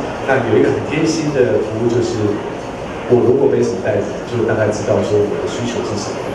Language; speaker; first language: Chinese; native; Chinese